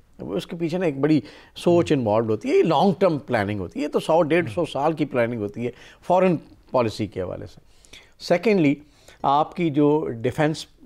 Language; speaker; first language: Urdu; non-native, local second language; Punjabi